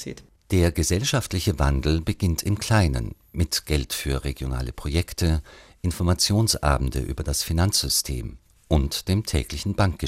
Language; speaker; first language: German; native; German